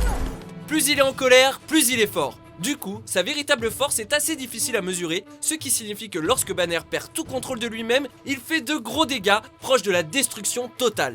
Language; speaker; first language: French; native; French